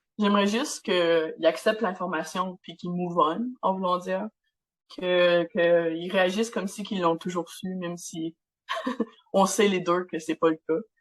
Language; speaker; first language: French; non-native, local second language; English